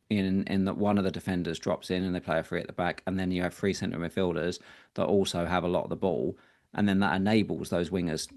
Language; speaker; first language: English; native; English